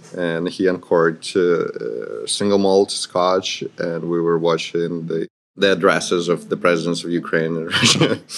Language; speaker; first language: English; non-native, fluent; Ukrainian